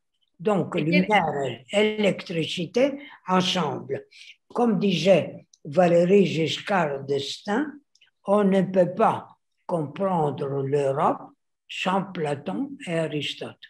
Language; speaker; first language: French; non-native, fluent; Greek